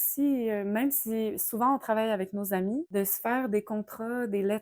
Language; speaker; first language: French; native; French